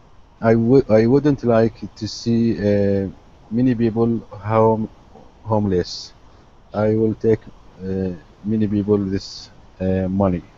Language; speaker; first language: English; non-native, learner; Arabic